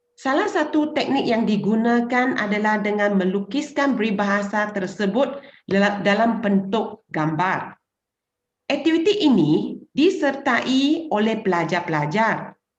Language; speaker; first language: Malay; non-native, local second language; Chinese